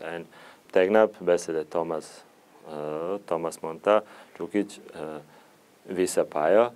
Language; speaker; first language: Hungarian; non-native, learner; Serbian